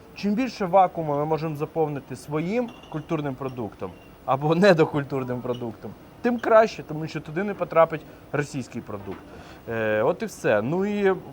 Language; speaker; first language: Ukrainian; native; Ukrainian